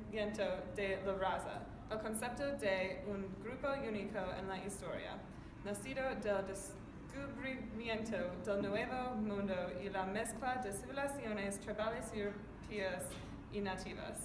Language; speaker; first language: Spanish; non-native, learner; English